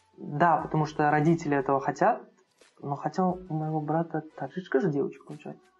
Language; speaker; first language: Russian; non-native, local second language; Uzbek